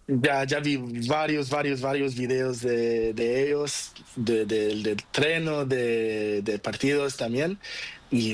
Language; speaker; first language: Spanish; non-native, learner; Portuguese